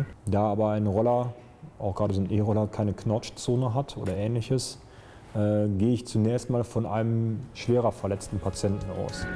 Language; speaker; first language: German; native; German